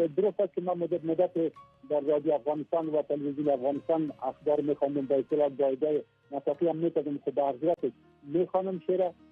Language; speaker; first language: Persian; non-native, local second language; Pashto